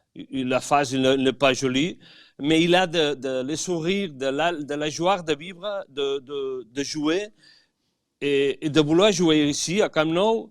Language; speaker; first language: French; non-native, fluent; Catalan